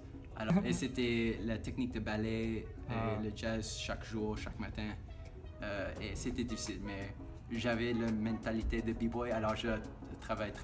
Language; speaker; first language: French; non-native, local second language; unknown